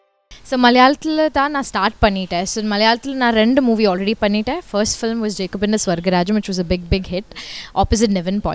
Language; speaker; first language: Tamil; non-native, learner; Malayalam